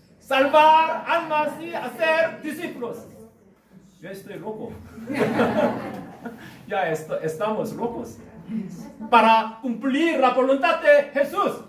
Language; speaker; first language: Spanish; non-native, learner; Korean